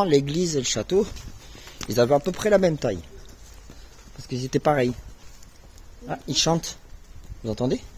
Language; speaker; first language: French; native; French